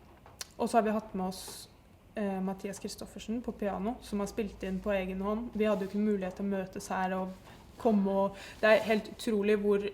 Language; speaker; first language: Norwegian; native; Norwegian